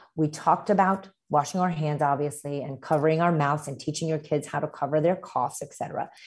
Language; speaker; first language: English; early bilingual, other home language; Romanian